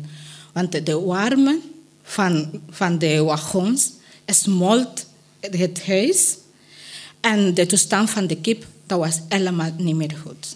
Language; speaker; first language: Dutch; non-native, learner; Spanish